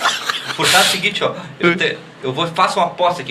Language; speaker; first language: Portuguese; native; Portuguese